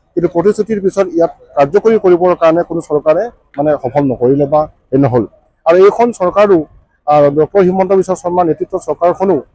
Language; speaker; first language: Assamese; non-native, local second language; Karbi